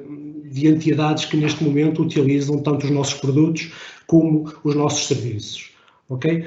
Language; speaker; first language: Portuguese; native; Portuguese